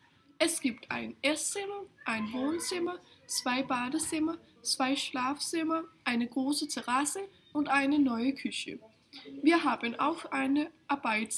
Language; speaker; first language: German; non-native, learner; Danish